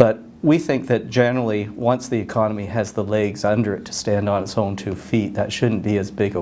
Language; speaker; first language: English; native; English